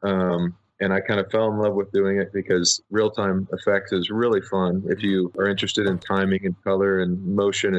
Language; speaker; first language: English; native; English